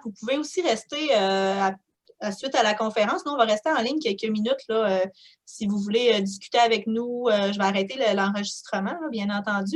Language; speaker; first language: French; native; French